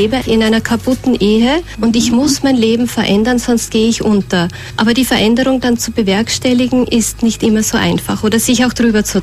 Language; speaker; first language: German; native; German